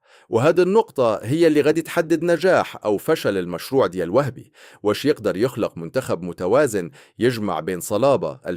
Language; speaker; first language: Arabic; native; Arabic